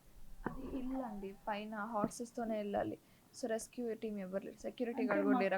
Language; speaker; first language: Telugu; native; Telugu